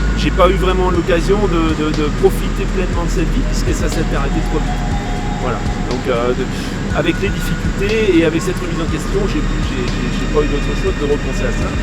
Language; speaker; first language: French; native; French